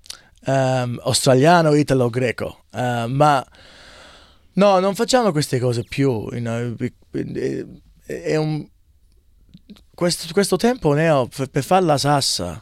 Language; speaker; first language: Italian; early bilingual, heritage; English